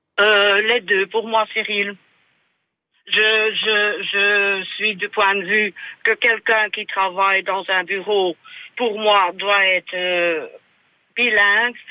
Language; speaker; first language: French; non-native, local second language; Dutch